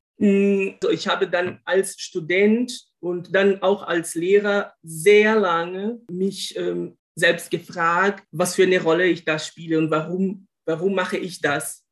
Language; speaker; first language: German; non-native, fluent; Portuguese